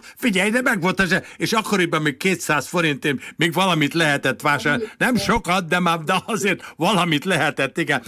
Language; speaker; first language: Hungarian; native; Hungarian